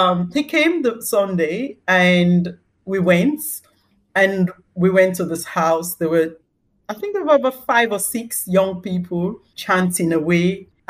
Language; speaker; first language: English; non-native, local second language; Krio